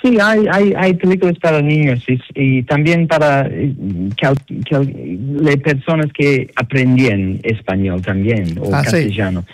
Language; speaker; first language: Spanish; non-native, learner; English